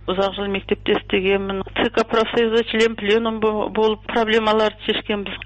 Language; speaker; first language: Kazakh; early bilingual, heritage; Kazakh